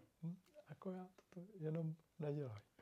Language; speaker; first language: Czech; native; Czech